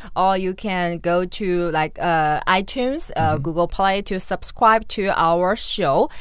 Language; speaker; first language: English; non-native, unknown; Chinese